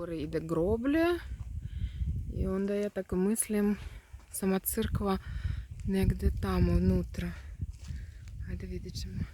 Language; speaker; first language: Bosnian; non-native, learner; Russian